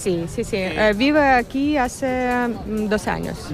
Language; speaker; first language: Spanish; non-native, learner; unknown